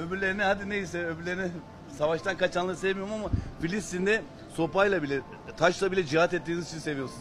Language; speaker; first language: Turkish; native; Turkish